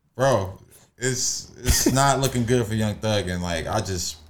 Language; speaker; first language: English; native; English